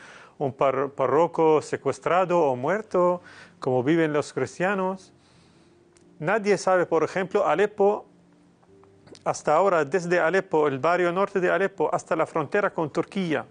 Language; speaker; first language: Spanish; non-native, fluent; Arabic